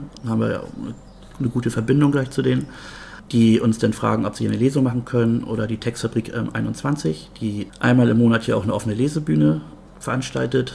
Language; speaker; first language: German; native; German